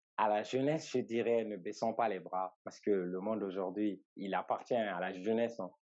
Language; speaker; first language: French; non-native, local second language; Bambara